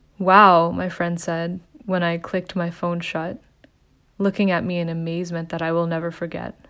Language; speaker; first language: English; early bilingual, other home language; Hindi